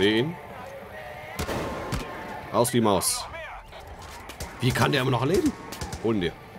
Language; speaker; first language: German; native; German